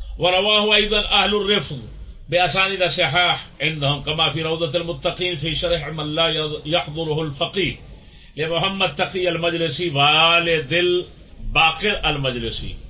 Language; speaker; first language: Arabic; non-native, fluent; Urdu